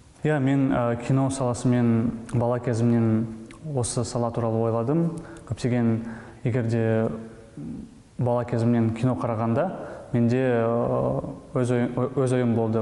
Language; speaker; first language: Kazakh; non-native, local second language; Russian